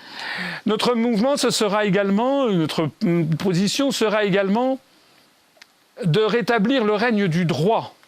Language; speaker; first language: French; native; French